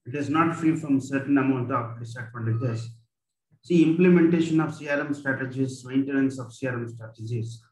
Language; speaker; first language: English; non-native, local second language; Kannada